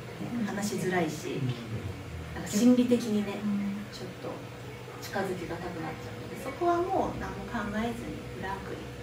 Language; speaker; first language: Japanese; native; Japanese